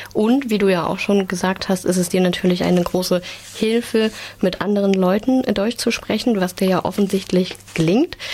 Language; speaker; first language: German; native; German